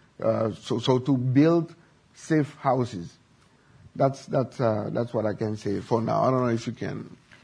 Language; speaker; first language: English; non-native, learner; Haitian Creole